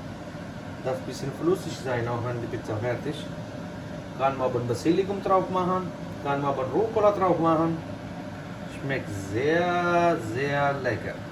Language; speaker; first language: German; non-native, learner; Urdu